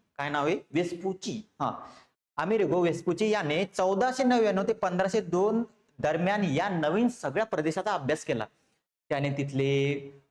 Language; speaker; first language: Marathi; native; Marathi